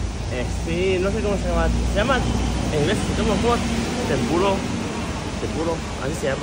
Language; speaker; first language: Spanish; non-native, learner; Chinese